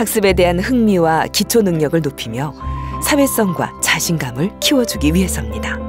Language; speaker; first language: Korean; native; Korean